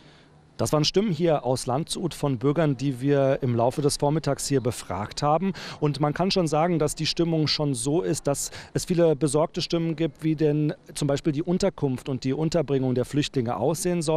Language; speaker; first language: German; native; German